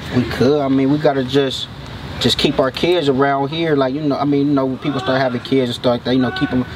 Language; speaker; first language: English; native; English